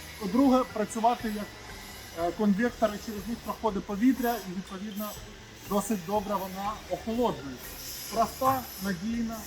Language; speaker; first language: Ukrainian; native; Ukrainian